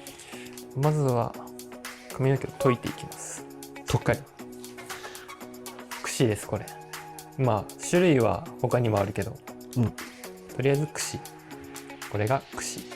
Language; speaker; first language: Japanese; native; Japanese